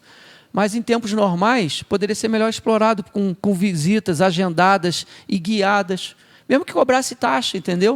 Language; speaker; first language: Portuguese; native; Portuguese